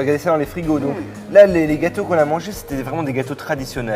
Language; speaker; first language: French; native; French